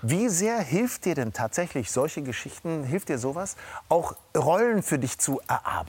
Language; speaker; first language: German; native; German